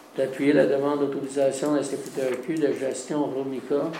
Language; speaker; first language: French; native; French